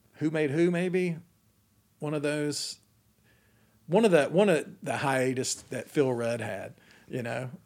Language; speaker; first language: English; native; English